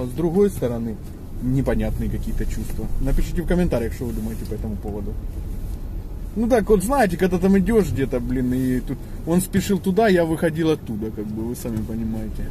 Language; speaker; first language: Russian; native; Russian